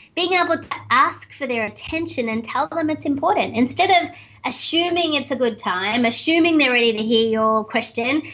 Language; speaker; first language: English; native; English